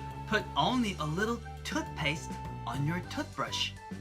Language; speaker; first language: English; non-native, fluent; Korean